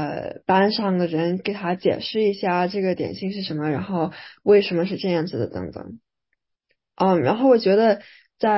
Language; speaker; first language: Chinese; early bilingual, other home language; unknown